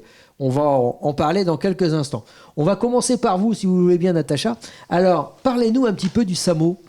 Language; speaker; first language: French; native; French